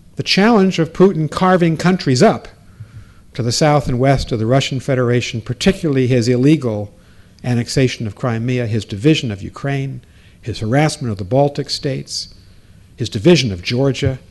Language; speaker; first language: English; native; English